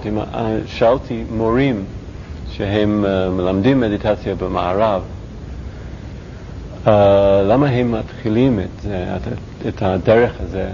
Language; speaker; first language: Hebrew; non-native, learner; English